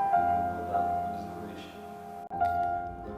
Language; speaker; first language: Portuguese; non-native, learner; Arabic